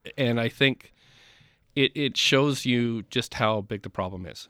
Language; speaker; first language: English; native; English